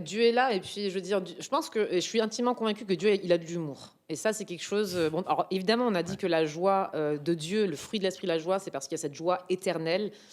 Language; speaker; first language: French; native; French